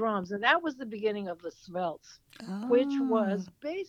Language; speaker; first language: English; native; English